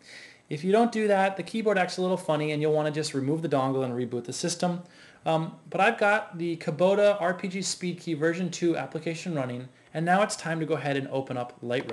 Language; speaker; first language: English; native; English